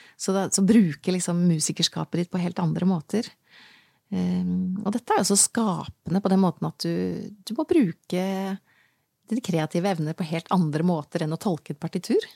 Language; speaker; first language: Norwegian; native; Norwegian